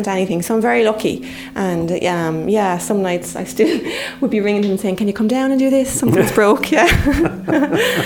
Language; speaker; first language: English; native; English